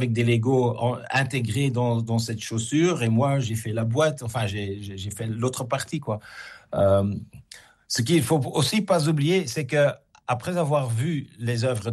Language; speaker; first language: French; native; French